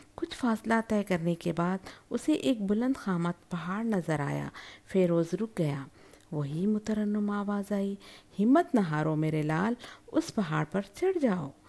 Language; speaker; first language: Urdu; native; Urdu